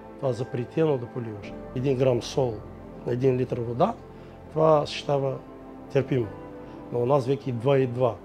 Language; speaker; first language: Bulgarian; native; Bulgarian